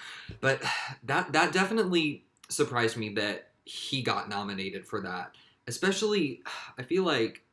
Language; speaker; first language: English; native; English